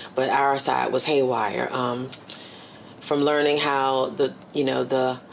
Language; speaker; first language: English; native; English